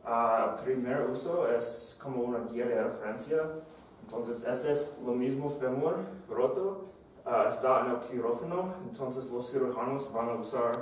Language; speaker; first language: Spanish; non-native, fluent; English